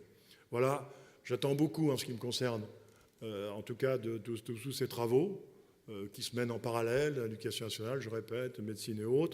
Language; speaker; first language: French; native; French